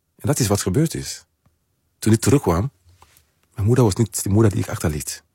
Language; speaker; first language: Dutch; non-native, fluent; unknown